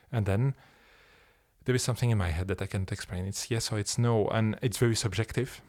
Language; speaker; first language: English; non-native, fluent; French